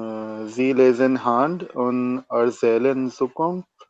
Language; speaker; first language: German; non-native, learner; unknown